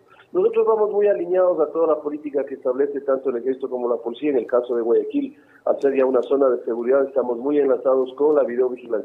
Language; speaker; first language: Spanish; native; Spanish